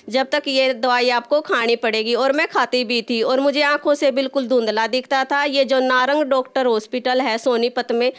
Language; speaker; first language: Hindi; native; Hindi